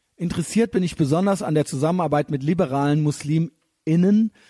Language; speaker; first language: German; native; German